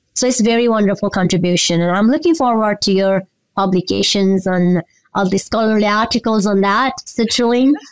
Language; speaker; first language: English; non-native, local second language; Nepali